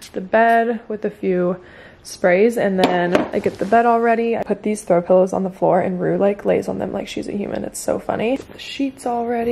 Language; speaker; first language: English; native; English